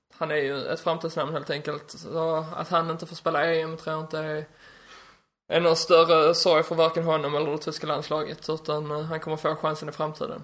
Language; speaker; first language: Swedish; native; Swedish